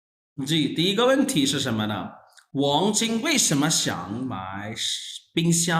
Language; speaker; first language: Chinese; non-native, fluent; Urdu